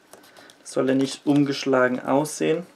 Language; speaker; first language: German; native; German